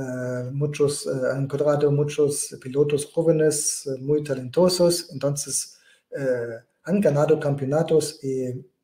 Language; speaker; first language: Spanish; non-native, fluent; German